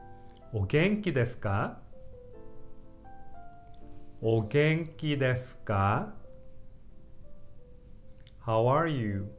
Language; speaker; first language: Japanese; non-native, fluent; Korean